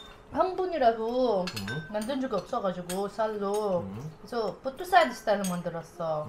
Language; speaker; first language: Korean; non-native, fluent; Arabic